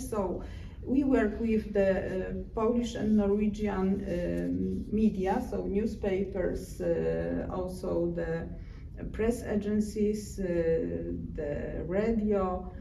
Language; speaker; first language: English; non-native, learner; Polish